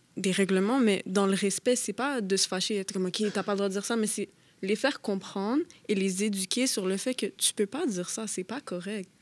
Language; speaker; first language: French; native; French